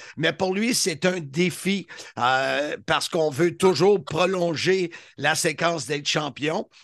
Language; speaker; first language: French; native; French